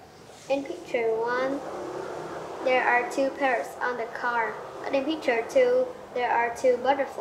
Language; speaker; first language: English; non-native, learner; Vietnamese